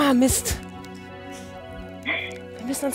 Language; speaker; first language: German; native; German